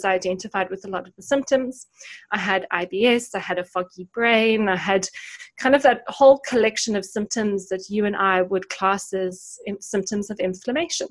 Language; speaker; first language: English; native; English